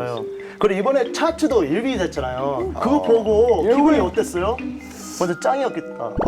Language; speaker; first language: Korean; non-native, fluent; English